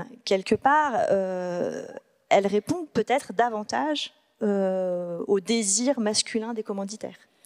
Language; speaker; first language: French; native; French